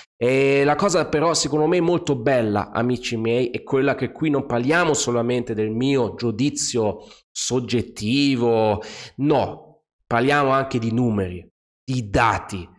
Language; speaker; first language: Italian; non-native, fluent; German